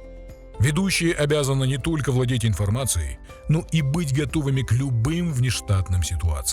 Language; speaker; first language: Russian; native; Russian